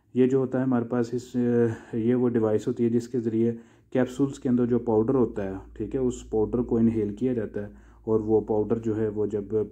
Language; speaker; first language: Urdu; non-native, local second language; Punjabi